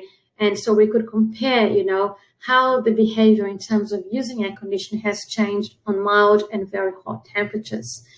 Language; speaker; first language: English; non-native, fluent; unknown